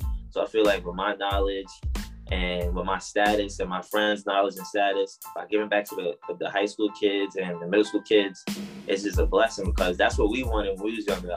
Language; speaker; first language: English; native; English